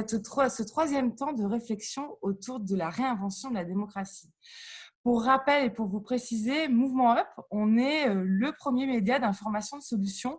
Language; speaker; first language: French; native; French